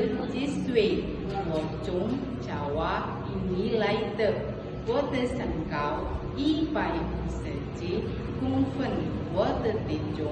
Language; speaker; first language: Chinese; non-native, learner; Indonesian